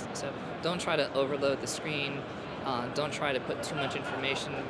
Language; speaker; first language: English; native; English